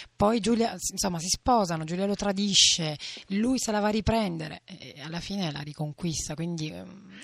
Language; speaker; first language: Italian; native; Italian